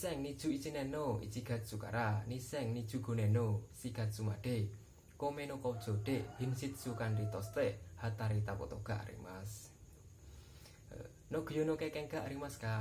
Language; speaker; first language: Japanese; non-native, learner; Indonesian